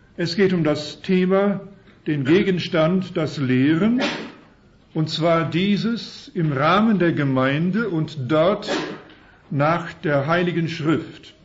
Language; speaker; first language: German; early bilingual, heritage; German